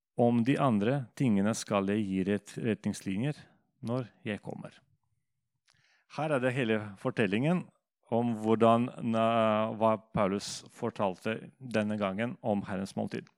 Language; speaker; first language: Norwegian; non-native, fluent; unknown